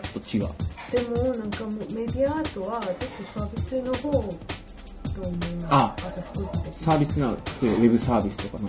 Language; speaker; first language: Japanese; non-native, fluent; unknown